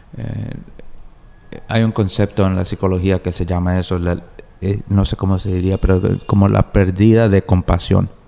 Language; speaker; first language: Spanish; early bilingual, heritage; Spanish